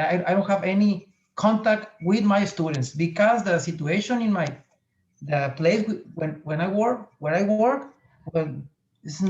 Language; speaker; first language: English; non-native, fluent; Spanish